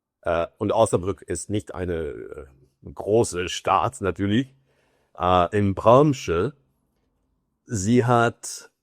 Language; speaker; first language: German; non-native, fluent; Portuguese